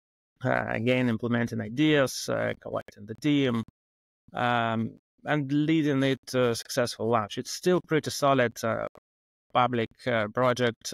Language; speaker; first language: English; non-native, fluent; Russian